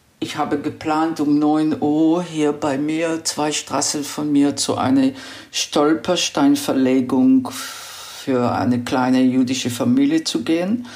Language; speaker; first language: German; non-native, fluent; Hebrew